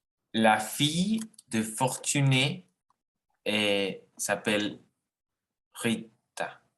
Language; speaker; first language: French; non-native, learner; Spanish